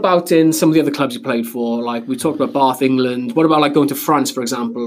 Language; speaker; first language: English; native; English